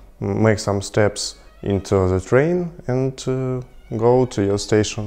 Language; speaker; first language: English; non-native, learner; Russian